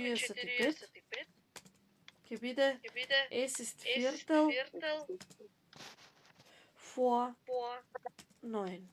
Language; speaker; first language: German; non-native, fluent; Macedonian